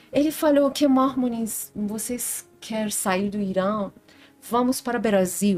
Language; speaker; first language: Portuguese; non-native, learner; Persian